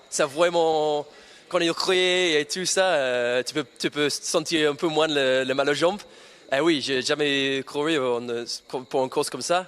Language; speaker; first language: French; non-native, learner; English